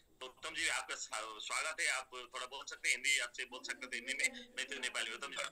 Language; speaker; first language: Hindi; native; Hindi